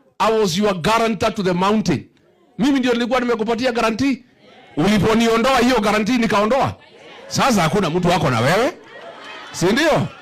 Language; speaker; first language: Swahili; non-native, local second language; Kikuyu